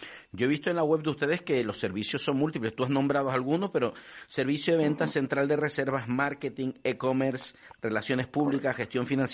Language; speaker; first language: Spanish; native; Spanish